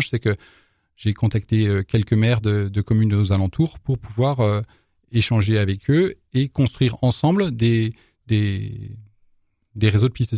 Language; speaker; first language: French; native; French